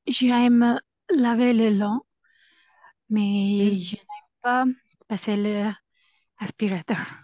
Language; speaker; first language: French; non-native, learner; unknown